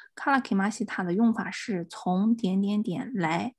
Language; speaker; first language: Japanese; non-native, fluent; Chinese